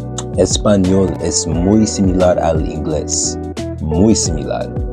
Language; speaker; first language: Spanish; non-native, learner; English